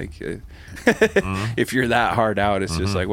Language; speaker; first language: English; native; English